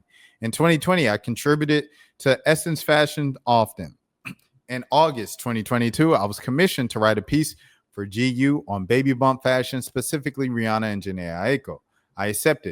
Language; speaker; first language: English; native; English